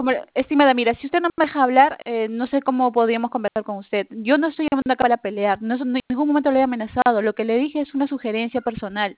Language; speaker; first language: Spanish; native; Spanish